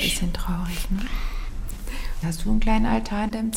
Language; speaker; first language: German; native; German